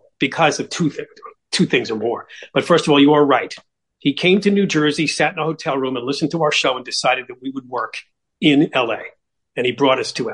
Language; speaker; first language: English; native; English